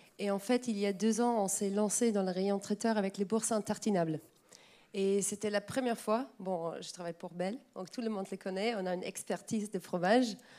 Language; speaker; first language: French; non-native, fluent; German